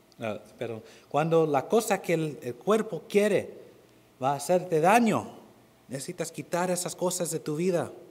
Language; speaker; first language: Spanish; non-native, fluent; English